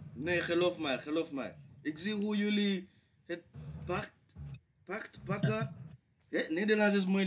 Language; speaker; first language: Dutch; non-native, fluent; English